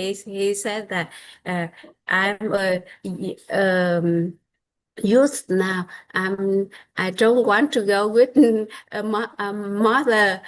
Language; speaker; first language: English; non-native, learner; Vietnamese